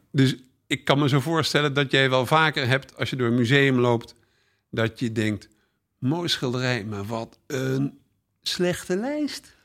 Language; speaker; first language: Dutch; native; Dutch